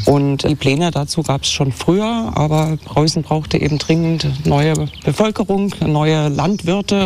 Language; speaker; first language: German; native; German